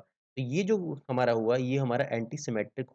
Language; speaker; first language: Hindi; native; Hindi